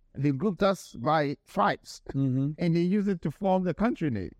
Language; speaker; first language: English; non-native, local second language; Akan